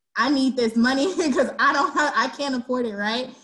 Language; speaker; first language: English; native; English